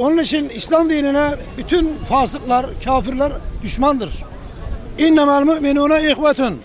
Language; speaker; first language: Turkish; native; Turkish